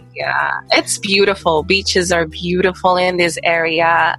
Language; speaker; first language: English; non-native, fluent; Spanish